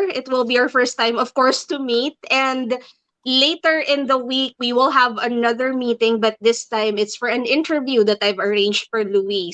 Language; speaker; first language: English; non-native, local second language; Filipino